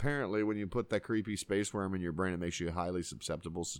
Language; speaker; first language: English; native; English